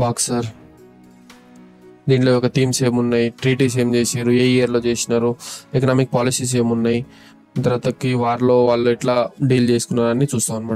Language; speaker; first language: Telugu; native; Telugu